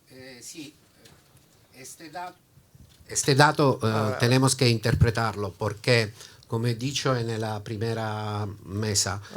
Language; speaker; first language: Spanish; non-native, learner; Italian